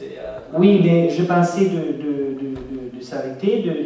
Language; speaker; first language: French; non-native, fluent; Italian